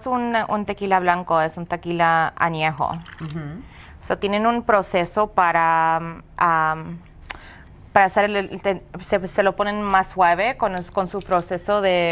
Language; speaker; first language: Spanish; early bilingual, heritage; English